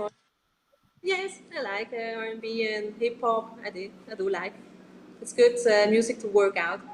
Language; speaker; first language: English; non-native, learner; Italian